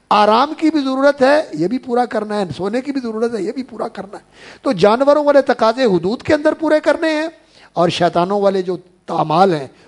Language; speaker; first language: Urdu; non-native, local second language; Punjabi